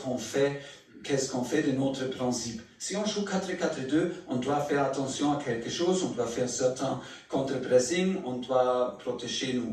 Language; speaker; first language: French; non-native, learner; German